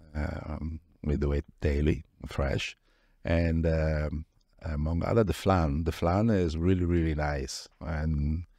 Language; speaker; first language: English; non-native, fluent; Italian